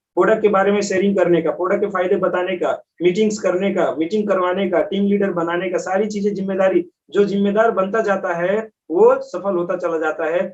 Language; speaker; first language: Hindi; native; Hindi